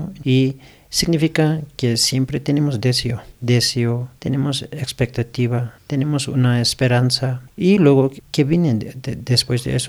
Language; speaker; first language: Spanish; non-native, learner; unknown